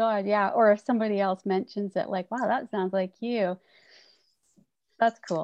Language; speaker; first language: English; native; English